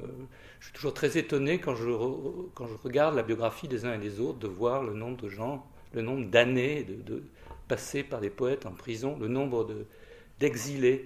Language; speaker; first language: French; native; French